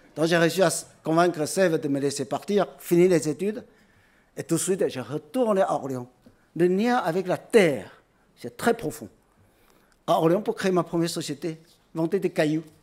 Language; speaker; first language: French; non-native, fluent; Chinese